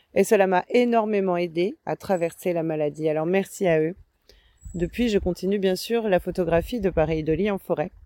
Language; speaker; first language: French; native; French